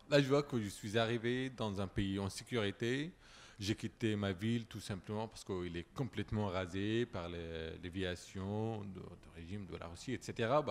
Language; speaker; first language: French; non-native, fluent; Arabic